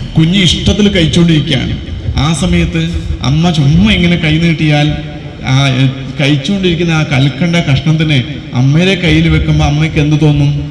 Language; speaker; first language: Malayalam; non-native, local second language; Kannada